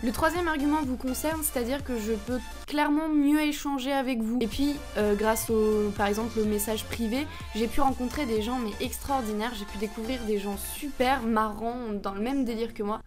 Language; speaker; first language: French; native; French